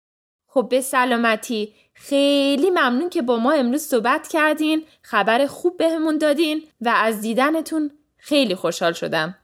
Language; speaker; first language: Persian; early bilingual, heritage; English